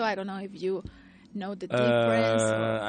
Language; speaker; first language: English; non-native, fluent; Spanish